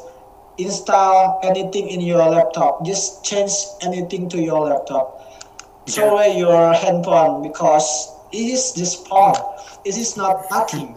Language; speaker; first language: English; non-native, learner; Indonesian